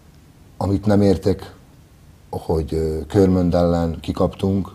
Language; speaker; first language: Hungarian; non-native, fluent; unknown